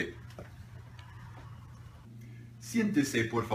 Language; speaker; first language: Spanish; non-native, learner; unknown